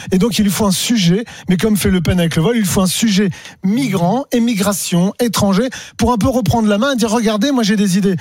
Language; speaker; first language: French; native; French